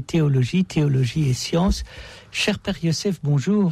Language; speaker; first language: French; native; French